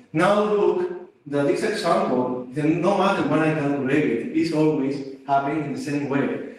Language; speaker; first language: English; non-native, fluent; Spanish